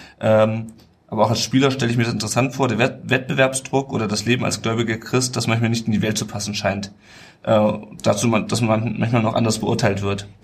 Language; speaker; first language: German; native; German